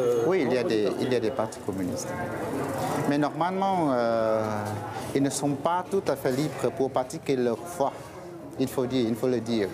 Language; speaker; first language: French; non-native, fluent; Vietnamese